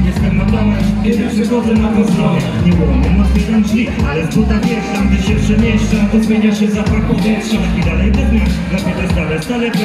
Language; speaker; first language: Polish; native; Polish